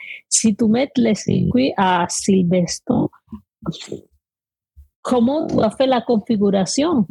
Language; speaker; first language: French; non-native, fluent; Spanish